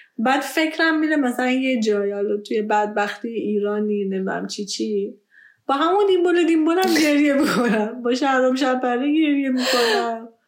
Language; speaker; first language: Persian; early bilingual, heritage; Persian